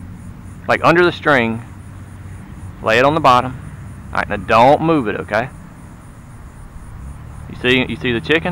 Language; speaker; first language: English; native; English